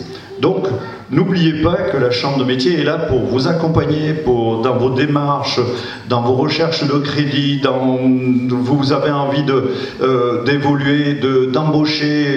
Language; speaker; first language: French; native; French